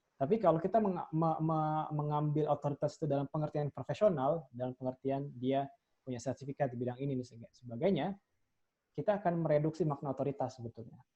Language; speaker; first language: Indonesian; native; Indonesian